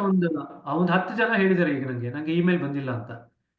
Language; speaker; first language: Kannada; native; Kannada